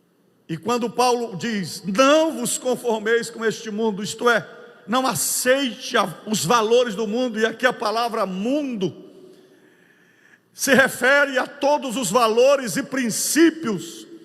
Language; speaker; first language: Portuguese; native; Portuguese